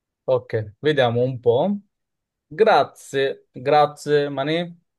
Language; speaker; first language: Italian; non-native, learner; Bangla